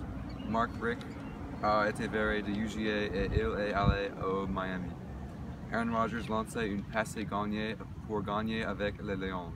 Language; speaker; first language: French; non-native, learner; English